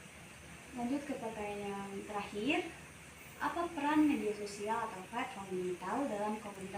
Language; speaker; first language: Indonesian; native; Indonesian